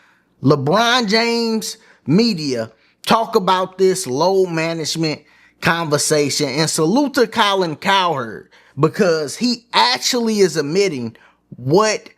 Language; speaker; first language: English; native; English